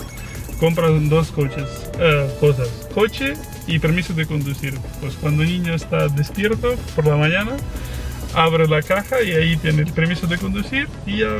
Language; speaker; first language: Spanish; non-native, fluent; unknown